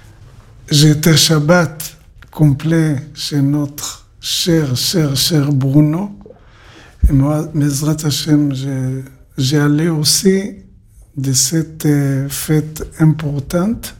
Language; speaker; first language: French; non-native, learner; Hebrew